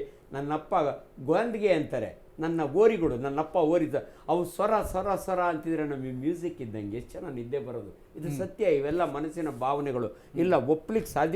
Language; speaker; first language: Kannada; native; Kannada